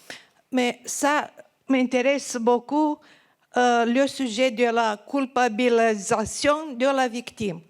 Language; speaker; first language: French; non-native, fluent; Romanian